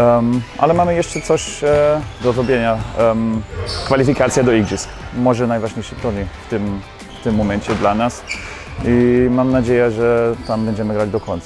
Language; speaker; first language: Polish; early bilingual, heritage; German